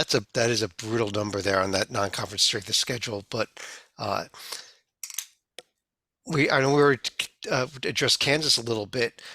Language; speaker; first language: English; native; English